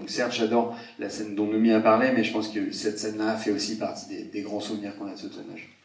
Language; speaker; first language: French; native; French